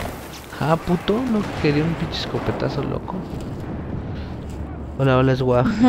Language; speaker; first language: Spanish; native; Spanish